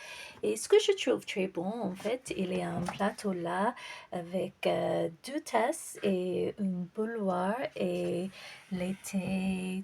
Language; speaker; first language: French; non-native, fluent; English